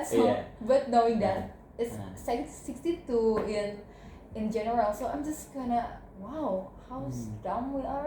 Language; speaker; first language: English; non-native, learner; Indonesian